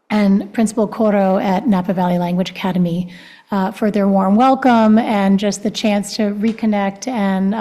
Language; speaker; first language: English; non-native, fluent; Spanish